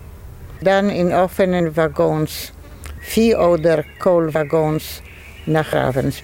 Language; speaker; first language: German; non-native, fluent; Polish